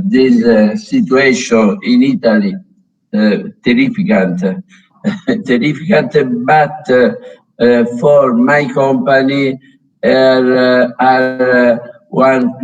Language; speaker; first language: English; non-native, learner; Italian